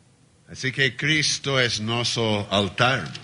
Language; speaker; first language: Spanish; non-native, learner; Portuguese